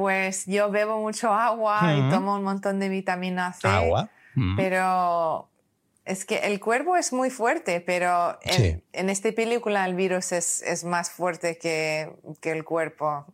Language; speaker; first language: Spanish; non-native, learner; English